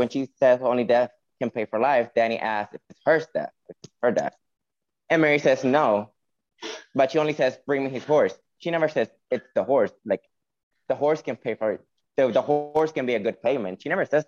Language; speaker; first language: English; non-native, fluent; Spanish